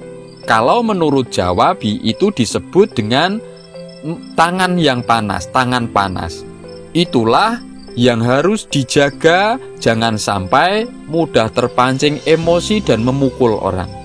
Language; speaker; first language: Indonesian; non-native, local second language; Javanese